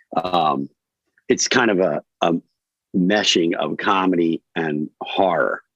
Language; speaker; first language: English; native; English